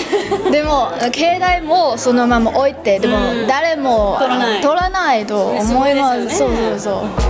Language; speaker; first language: Japanese; non-native, learner; Chinese